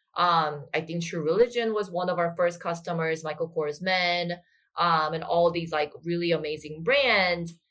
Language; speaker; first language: English; non-native, fluent; Korean